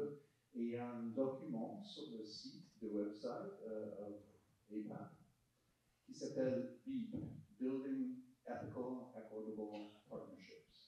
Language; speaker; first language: French; non-native, learner; English